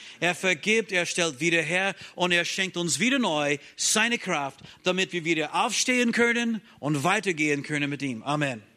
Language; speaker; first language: German; non-native, fluent; English